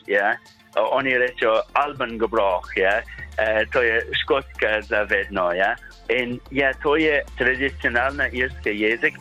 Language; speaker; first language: Slovenian; non-native, learner; English